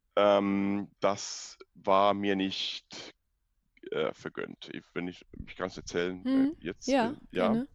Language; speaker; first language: German; non-native, fluent; Spanish